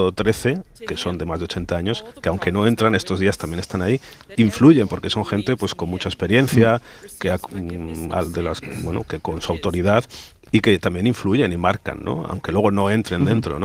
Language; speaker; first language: Spanish; native; Spanish